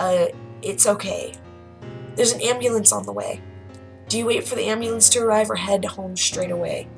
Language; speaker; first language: English; native; English